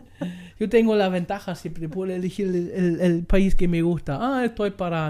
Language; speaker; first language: Spanish; non-native, learner; German